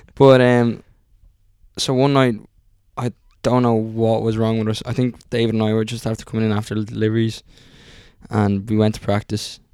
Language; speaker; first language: English; early bilingual, other home language; Italian